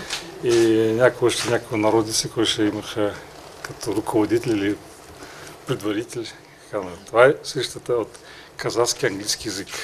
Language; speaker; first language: Bulgarian; non-native, learner; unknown